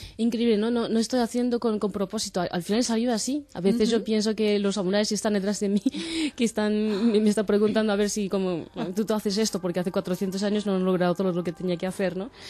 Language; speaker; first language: Spanish; non-native, fluent; Japanese